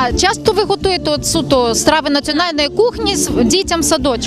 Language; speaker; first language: Ukrainian; native; Ukrainian